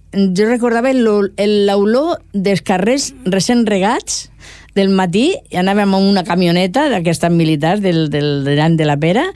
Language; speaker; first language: Catalan; non-native, local second language; Spanish